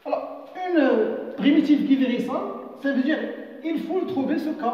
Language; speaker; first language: French; non-native, local second language; Arabic